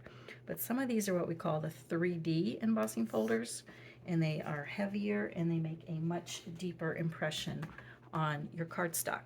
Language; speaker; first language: English; native; English